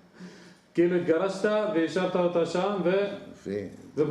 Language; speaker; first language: Hebrew; native; Hebrew